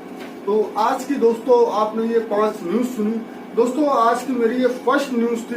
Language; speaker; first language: Hindi; native; Hindi